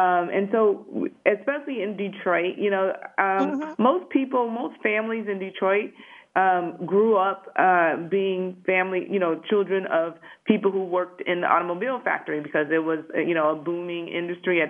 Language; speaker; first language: English; native; English